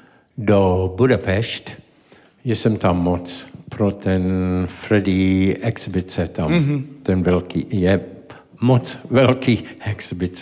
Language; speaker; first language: Czech; non-native, learner; English